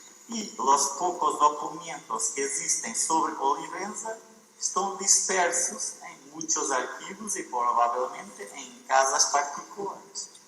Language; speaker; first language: Portuguese; non-native, fluent; Spanish